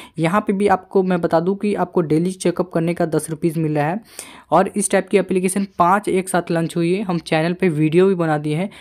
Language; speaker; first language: Hindi; native; Hindi